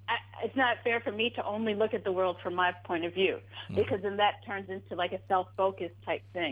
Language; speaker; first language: English; native; English